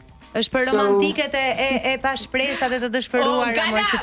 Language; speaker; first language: Albanian; native; Albanian